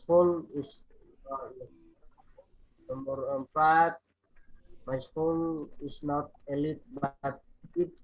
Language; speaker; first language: English; non-native, learner; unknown